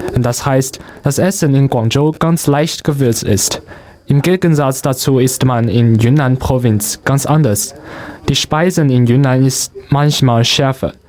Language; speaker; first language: German; non-native, learner; Chinese